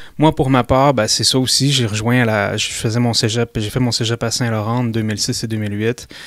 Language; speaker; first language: French; native; French